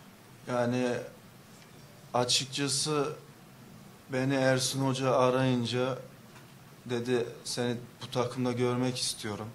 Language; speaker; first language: Turkish; early bilingual, heritage; English